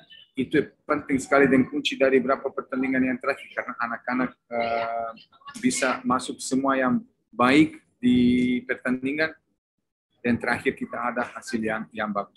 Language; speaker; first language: Indonesian; non-native, fluent; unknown